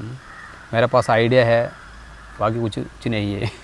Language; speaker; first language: Hindi; non-native, local second language; Malayalam